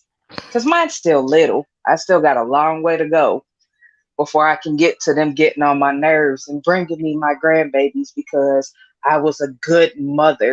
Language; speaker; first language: English; native; English